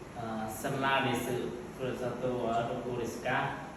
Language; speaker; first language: Japanese; non-native, learner; Vietnamese